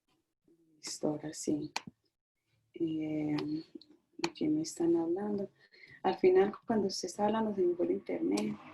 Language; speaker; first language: Spanish; native; Spanish